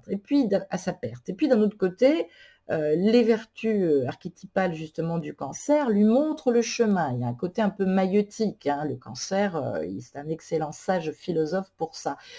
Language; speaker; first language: French; native; French